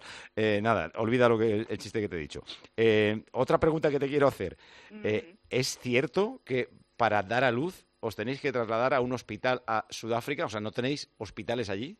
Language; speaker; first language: Spanish; native; Spanish